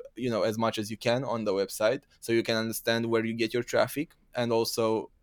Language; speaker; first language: English; non-native, fluent; Romanian